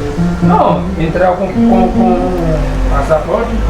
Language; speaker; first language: Portuguese; non-native, learner; Haitian Creole